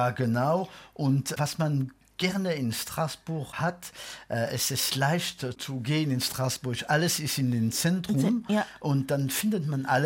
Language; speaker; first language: German; non-native, fluent; French